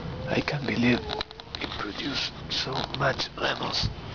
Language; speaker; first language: English; non-native, learner; Spanish